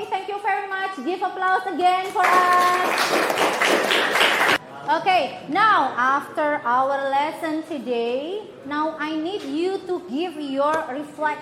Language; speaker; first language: English; non-native, fluent; Indonesian